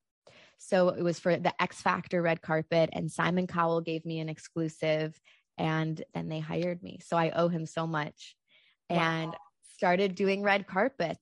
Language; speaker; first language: English; native; English